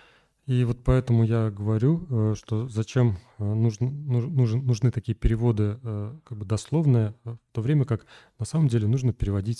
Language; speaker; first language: Russian; native; Russian